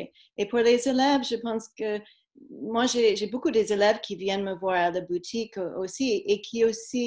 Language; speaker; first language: French; non-native, fluent; English